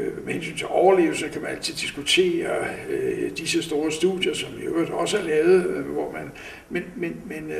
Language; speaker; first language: Danish; native; Danish